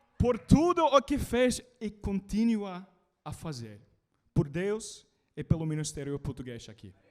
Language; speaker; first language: Portuguese; non-native, learner; English